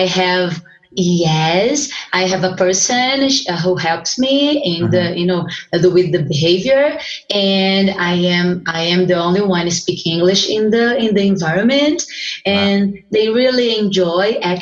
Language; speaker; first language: English; non-native, fluent; Portuguese